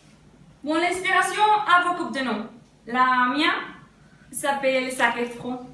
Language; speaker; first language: French; non-native, learner; Spanish